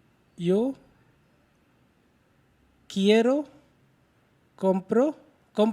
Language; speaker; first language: Spanish; non-native, learner; Hindi